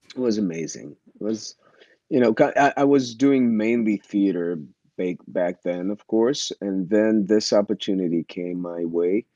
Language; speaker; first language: English; early bilingual, other home language; Russian